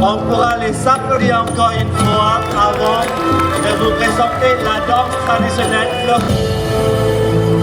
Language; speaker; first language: French; non-native, fluent; Thai